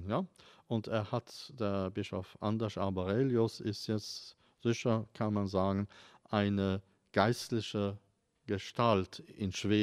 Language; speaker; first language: German; non-native, fluent; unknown